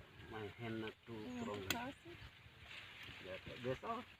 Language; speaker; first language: English; non-native, learner; Indonesian